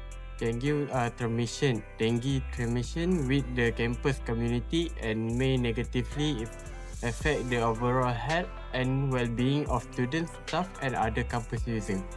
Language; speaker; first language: English; non-native, local second language; Malay